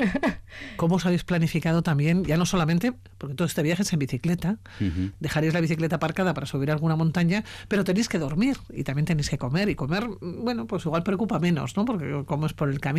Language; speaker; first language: Spanish; native; Spanish